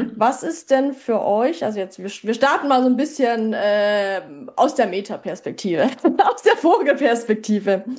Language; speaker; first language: German; native; German